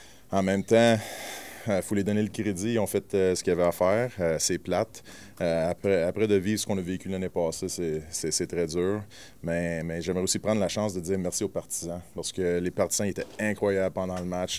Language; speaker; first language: French; native; French